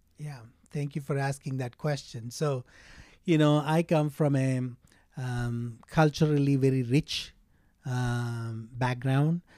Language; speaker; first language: English; non-native, local second language; Telugu